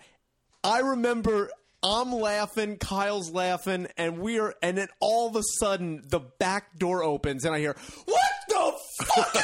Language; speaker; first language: English; native; English